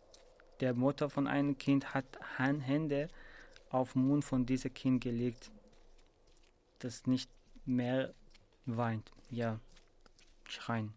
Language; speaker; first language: German; non-native, learner; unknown